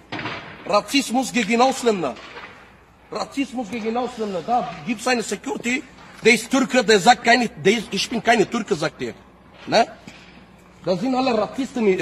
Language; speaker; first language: German; non-native, learner; Bulgarian